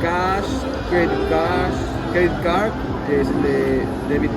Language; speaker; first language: English; non-native, learner; Spanish